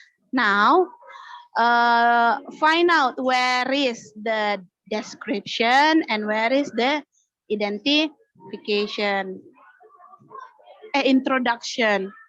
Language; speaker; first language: English; non-native, learner; Indonesian